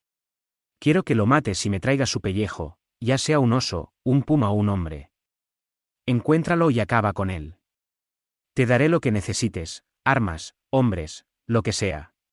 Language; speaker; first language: Spanish; native; Spanish